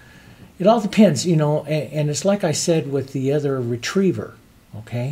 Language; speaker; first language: English; native; English